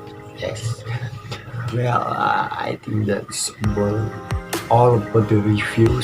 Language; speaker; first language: English; non-native, learner; Indonesian